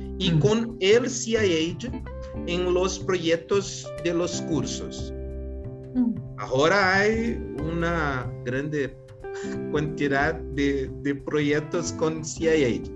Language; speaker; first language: Spanish; non-native, learner; Portuguese